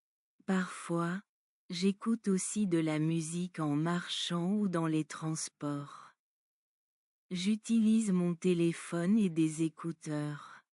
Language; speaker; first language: French; non-native, learner; Bangla